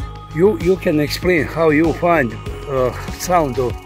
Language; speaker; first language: English; non-native, learner; Croatian